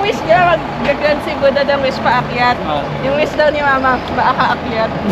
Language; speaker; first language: Filipino; native; Filipino